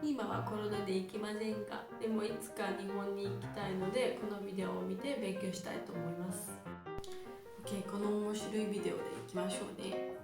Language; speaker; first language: Japanese; non-native, learner; Georgian